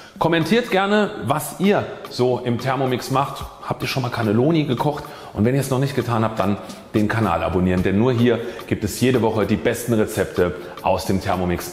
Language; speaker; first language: German; native; German